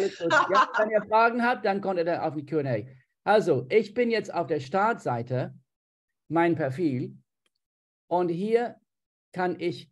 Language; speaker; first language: German; non-native, fluent; English